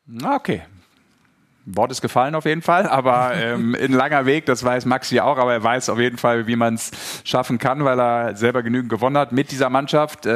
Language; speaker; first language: German; native; German